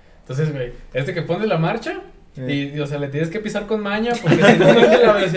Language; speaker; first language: Spanish; native; Spanish